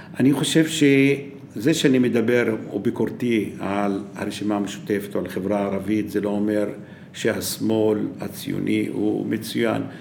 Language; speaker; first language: Hebrew; non-native, local second language; Arabic